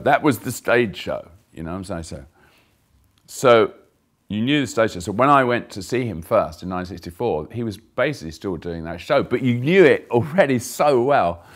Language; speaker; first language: English; native; English